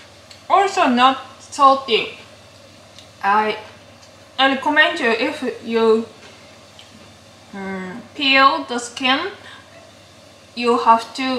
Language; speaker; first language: English; non-native, learner; Japanese